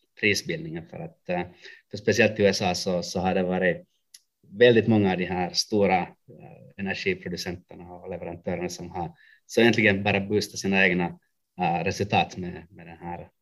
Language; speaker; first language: Swedish; non-native, local second language; Finnish